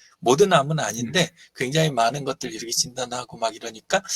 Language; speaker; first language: Korean; native; Korean